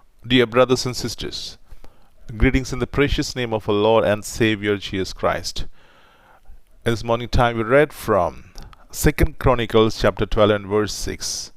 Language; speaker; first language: English; non-native, local second language; Telugu